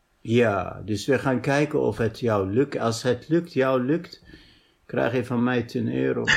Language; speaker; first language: Dutch; non-native, fluent; Arabic